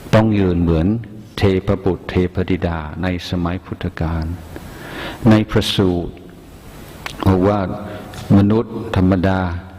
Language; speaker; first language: Thai; non-native, fluent; English